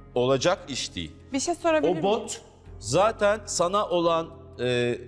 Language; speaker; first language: Turkish; native; Turkish